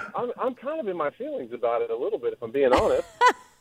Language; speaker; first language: English; native; English